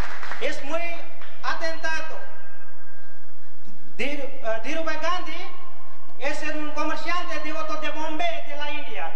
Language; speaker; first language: Spanish; non-native, learner; Gujarati